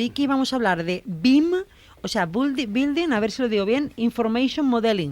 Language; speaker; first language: Spanish; native; Spanish